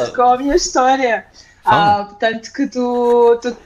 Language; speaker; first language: Portuguese; early bilingual, other home language; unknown